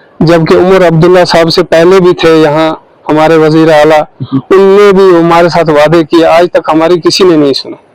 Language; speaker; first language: Urdu; non-native, local second language; Kashmiri